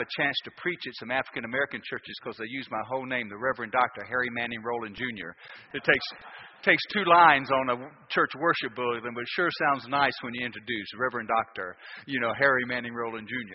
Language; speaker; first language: English; native; English